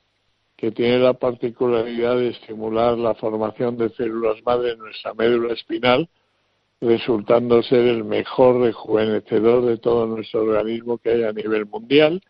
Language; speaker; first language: Spanish; native; Spanish